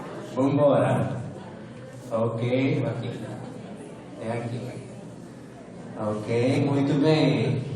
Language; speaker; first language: Portuguese; non-native, fluent; Spanish